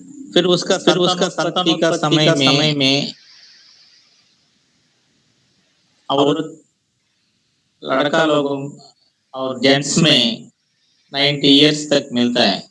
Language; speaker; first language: Hindi; non-native, local second language; Telugu